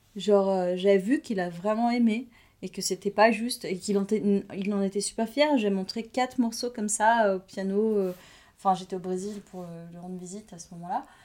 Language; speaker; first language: French; non-native, fluent; Portuguese